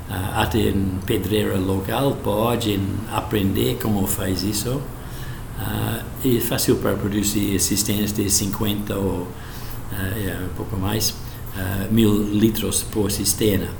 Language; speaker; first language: Portuguese; non-native, fluent; English